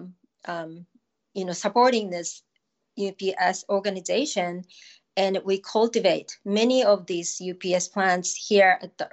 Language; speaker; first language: English; non-native, fluent; Japanese